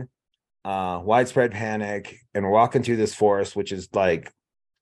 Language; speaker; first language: English; native; English